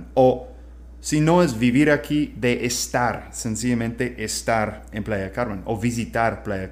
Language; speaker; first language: Spanish; non-native, fluent; English